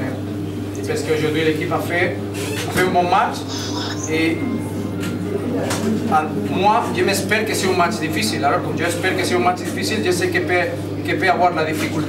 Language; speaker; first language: French; non-native, learner; Spanish